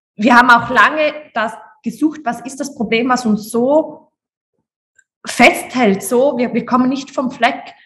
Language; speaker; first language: German; native; German